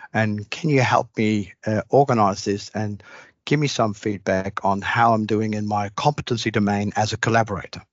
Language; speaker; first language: English; non-native, fluent; Dutch